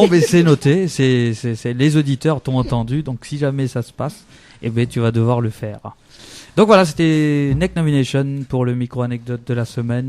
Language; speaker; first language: French; native; French